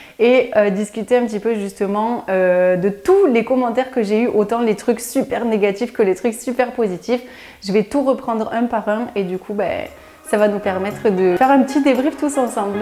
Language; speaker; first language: French; native; French